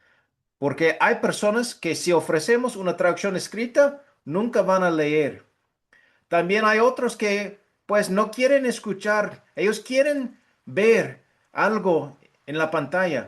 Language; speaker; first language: Spanish; non-native, fluent; English